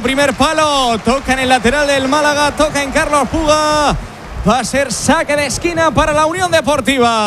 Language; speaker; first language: Spanish; native; Spanish